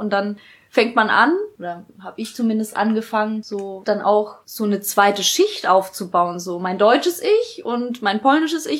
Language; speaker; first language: German; early bilingual, other home language; Polish